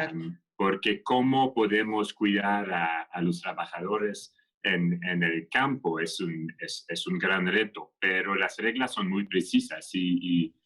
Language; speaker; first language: Spanish; non-native, fluent; French